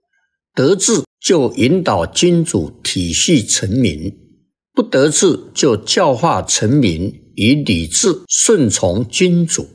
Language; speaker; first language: Chinese; native; Chinese